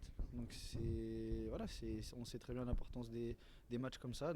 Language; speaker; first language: French; native; French